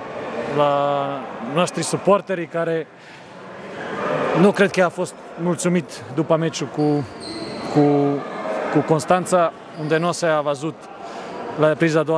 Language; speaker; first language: Romanian; non-native, fluent; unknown